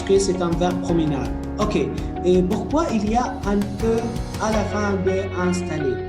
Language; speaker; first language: French; non-native, fluent; Arabic